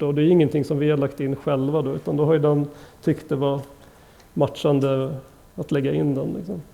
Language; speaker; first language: Swedish; native; Swedish